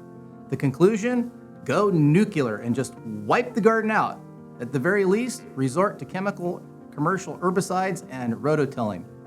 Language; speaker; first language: English; native; English